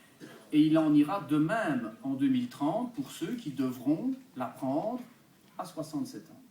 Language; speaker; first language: French; native; French